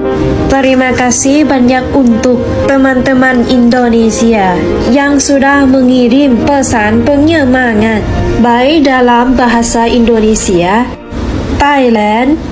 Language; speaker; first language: Indonesian; non-native, fluent; Thai